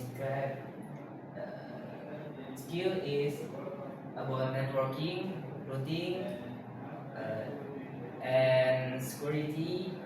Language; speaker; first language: English; non-native, learner; Indonesian